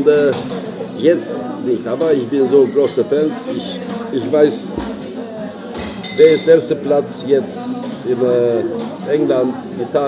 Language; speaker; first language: German; non-native, learner; Albanian